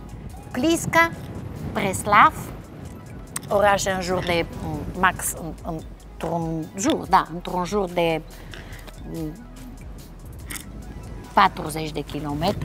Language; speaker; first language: Romanian; non-native, fluent; Bulgarian